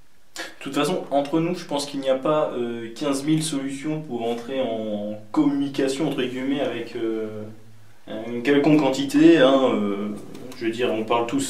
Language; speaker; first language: French; native; French